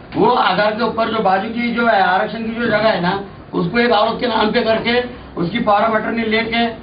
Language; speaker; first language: Hindi; non-native, local second language; Marathi